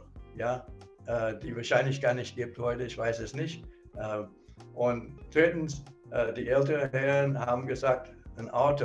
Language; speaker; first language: German; non-native, fluent; English